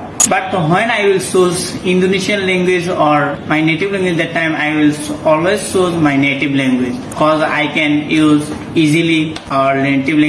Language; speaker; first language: English; non-native, learner; Bangla